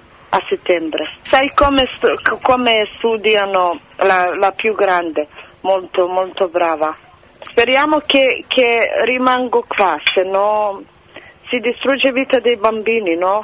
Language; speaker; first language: Italian; non-native, fluent; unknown